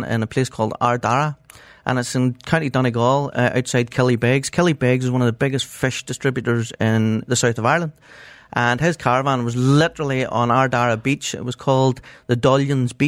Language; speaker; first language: English; native; English